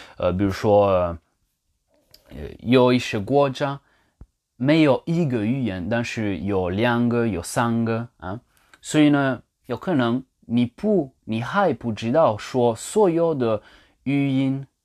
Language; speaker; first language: Chinese; non-native, learner; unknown